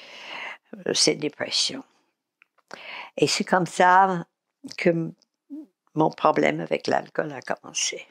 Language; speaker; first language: French; non-native, fluent; English